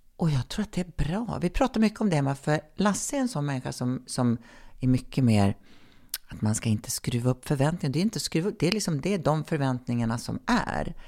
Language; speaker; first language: Swedish; native; Swedish